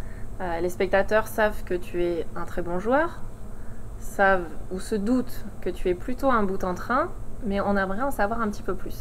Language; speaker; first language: French; native; French